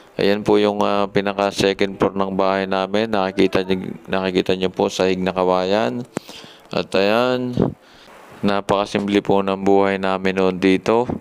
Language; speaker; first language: Filipino; native; Filipino